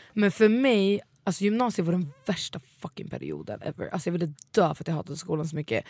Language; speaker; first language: Swedish; early bilingual, other home language; Kurdish